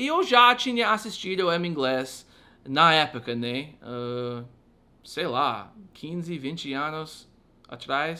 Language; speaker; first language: Portuguese; non-native, fluent; English